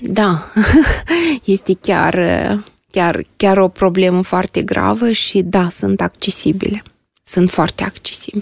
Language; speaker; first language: Romanian; native; Romanian